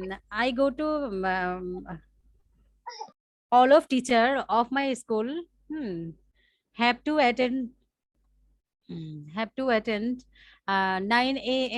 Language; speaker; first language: English; non-native, learner; Bangla